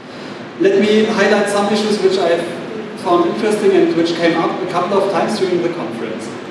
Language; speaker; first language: English; non-native, fluent; German